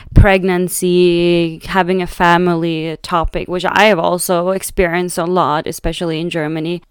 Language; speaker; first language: English; non-native, fluent; Swedish